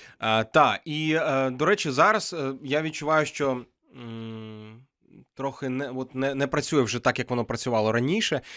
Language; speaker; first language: Ukrainian; non-native, local second language; Russian